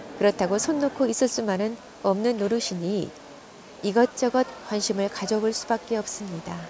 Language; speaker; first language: Korean; native; Korean